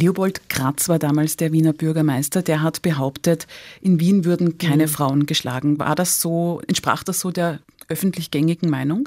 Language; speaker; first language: German; native; German